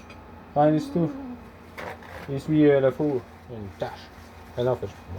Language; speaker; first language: French; native; French